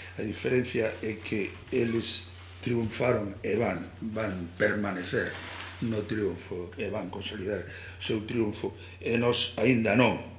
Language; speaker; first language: Galician; native; Galician